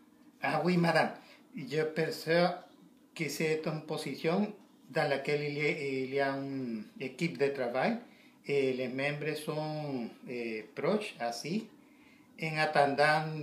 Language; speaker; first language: French; non-native, learner; Spanish